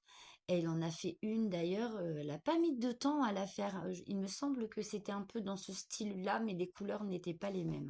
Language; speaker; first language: French; native; French